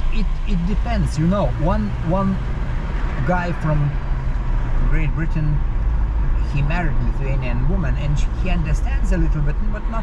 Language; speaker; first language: English; non-native, learner; Lithuanian